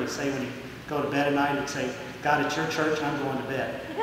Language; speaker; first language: English; native; English